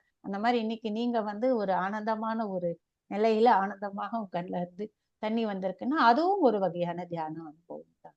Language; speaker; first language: Tamil; native; Tamil